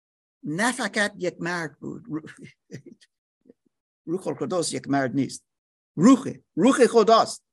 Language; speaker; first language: Persian; non-native, learner; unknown